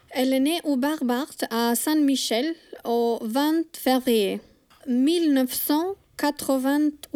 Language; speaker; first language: French; non-native, learner; Albanian